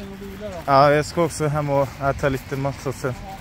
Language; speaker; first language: Swedish; non-native, learner; Turkish